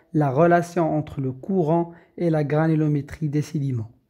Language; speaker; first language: French; non-native, local second language; Arabic